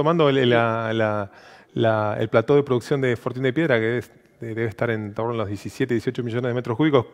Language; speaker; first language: Spanish; native; Spanish